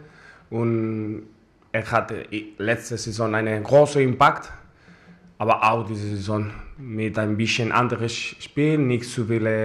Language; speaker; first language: German; non-native, fluent; Spanish